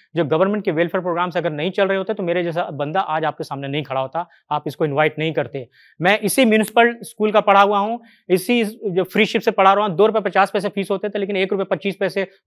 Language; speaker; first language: Hindi; native; Hindi